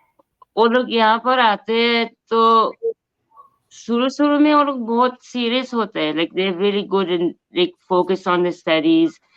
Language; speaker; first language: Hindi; non-native, local second language; Bangla